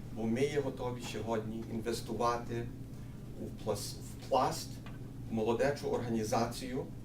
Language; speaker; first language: Ukrainian; early bilingual, heritage; Ukrainian